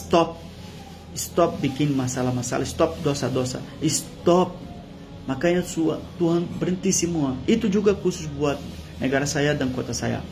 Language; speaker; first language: Indonesian; non-native, fluent; Portuguese